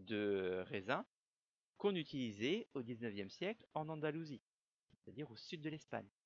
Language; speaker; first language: French; native; French